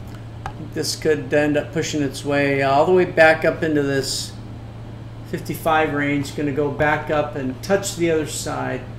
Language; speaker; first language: English; native; English